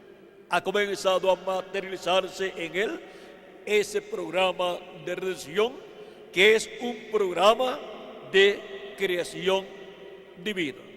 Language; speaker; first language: Spanish; native; Spanish